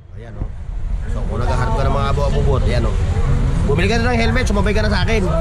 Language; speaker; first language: Filipino; native; Filipino